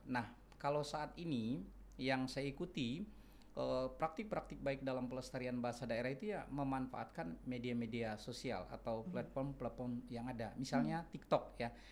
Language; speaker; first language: Indonesian; non-native, local second language; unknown